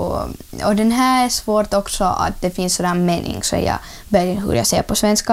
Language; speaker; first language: Swedish; early bilingual, other home language; Ukrainian